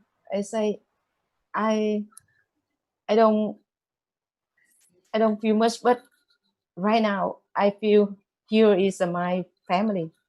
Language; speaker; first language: English; non-native, learner; Vietnamese